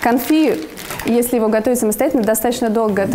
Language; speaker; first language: Russian; native; Russian